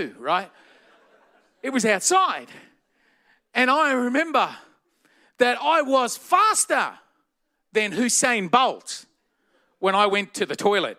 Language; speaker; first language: English; native; English